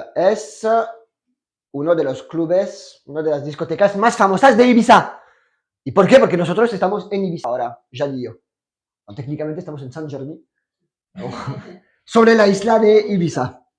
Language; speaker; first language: Spanish; non-native, fluent; French